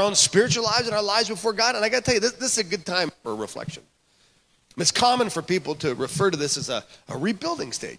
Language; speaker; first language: English; native; English